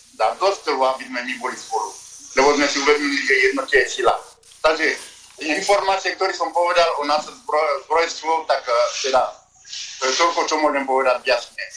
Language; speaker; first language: Slovak; non-native, fluent; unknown